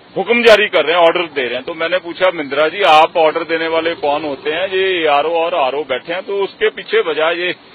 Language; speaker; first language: Hindi; non-native, local second language; Punjabi